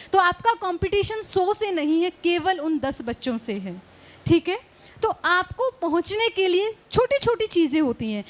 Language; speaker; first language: Hindi; native; Hindi